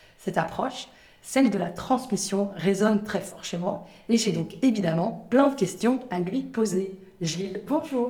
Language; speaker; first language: French; native; French